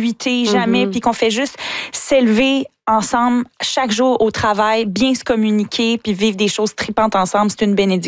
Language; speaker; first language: French; native; French